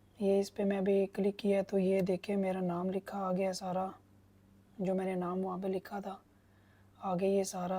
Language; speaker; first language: Urdu; non-native, local second language; Punjabi